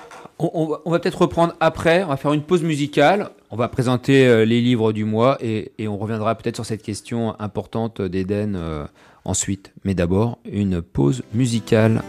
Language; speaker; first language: French; native; French